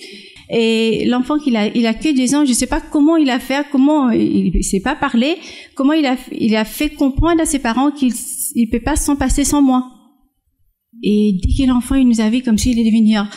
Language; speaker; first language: French; non-native, fluent; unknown